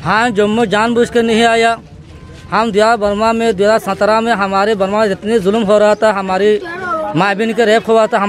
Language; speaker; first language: Hindi; non-native, learner; Rohingya